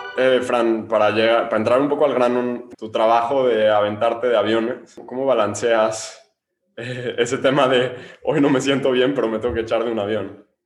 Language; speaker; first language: Spanish; native; Spanish